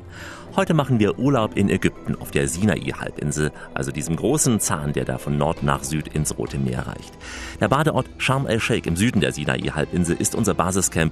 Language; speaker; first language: German; native; German